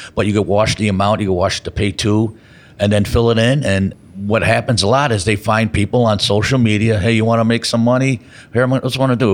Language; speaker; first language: English; native; English